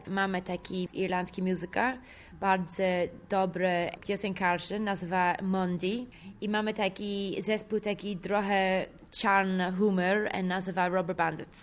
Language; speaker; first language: Polish; non-native, learner; English